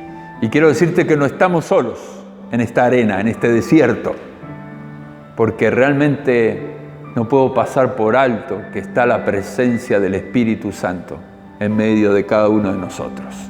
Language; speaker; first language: Spanish; native; Spanish